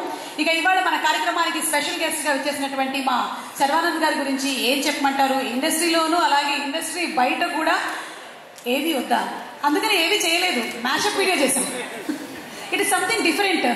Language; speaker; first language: Telugu; native; Telugu